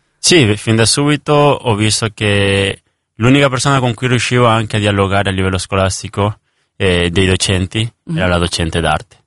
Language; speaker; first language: Italian; early bilingual, other home language; Spanish